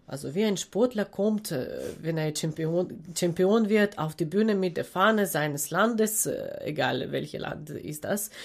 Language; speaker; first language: German; non-native, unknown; Ukrainian